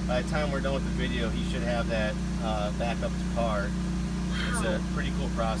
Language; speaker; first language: English; native; English